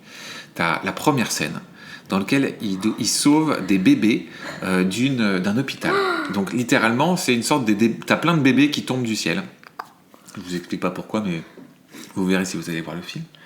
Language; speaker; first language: French; native; French